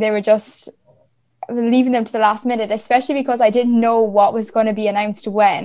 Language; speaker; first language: English; native; English